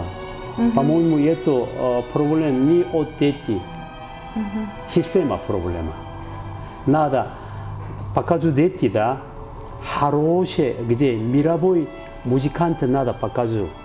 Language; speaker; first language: Russian; non-native, learner; Korean